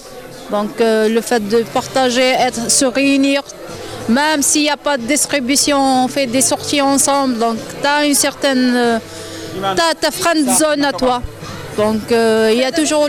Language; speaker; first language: French; non-native, local second language; Arabic